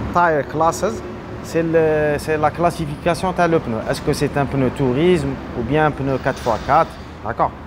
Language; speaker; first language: French; non-native, local second language; Arabic